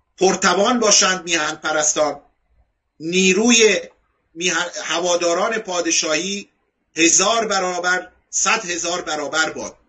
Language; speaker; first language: Persian; native; Persian